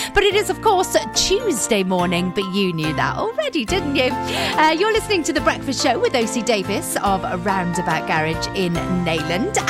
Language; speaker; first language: English; native; English